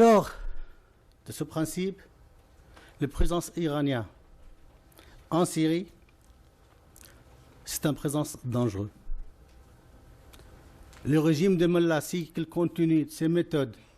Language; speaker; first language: French; non-native, fluent; Arabic